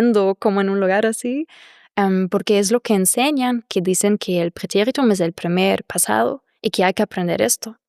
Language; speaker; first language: Spanish; non-native, fluent; German